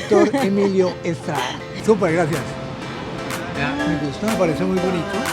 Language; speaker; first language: Spanish; native; Spanish